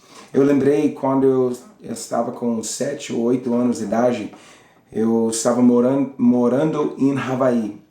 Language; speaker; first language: Portuguese; non-native, learner; English